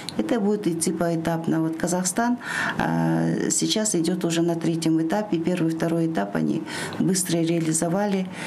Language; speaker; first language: Russian; non-native, local second language; Kyrgyz